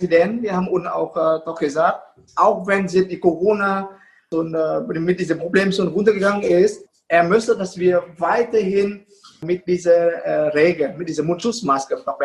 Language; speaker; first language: German; non-native, fluent; Vietnamese